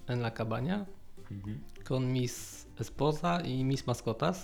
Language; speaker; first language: Spanish; non-native, learner; Polish